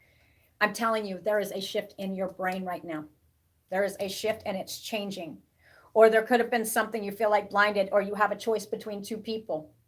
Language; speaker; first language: English; native; English